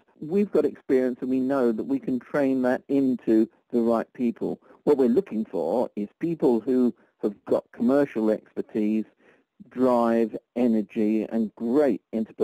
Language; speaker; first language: English; native; English